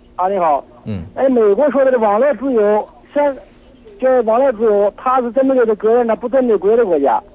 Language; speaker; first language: Chinese; native; Chinese